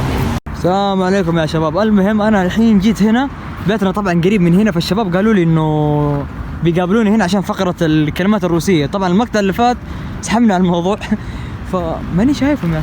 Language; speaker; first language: Arabic; native; Arabic